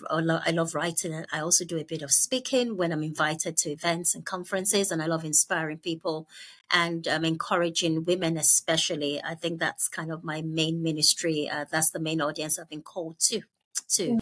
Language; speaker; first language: English; non-native, local second language; Yoruba